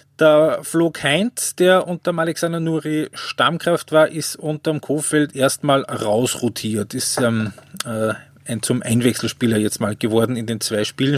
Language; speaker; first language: German; native; German